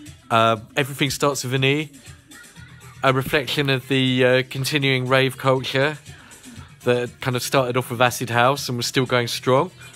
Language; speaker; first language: English; native; English